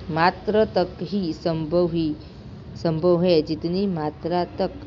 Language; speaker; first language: Hindi; non-native, local second language; Gujarati